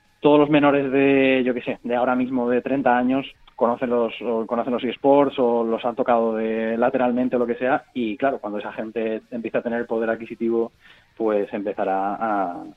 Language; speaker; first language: Spanish; native; Spanish